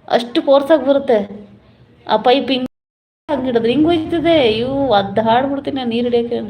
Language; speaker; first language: Kannada; non-native, local second language; Malayalam